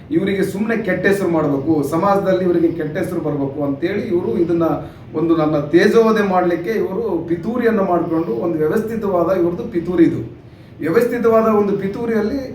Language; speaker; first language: Kannada; non-native, local second language; Urdu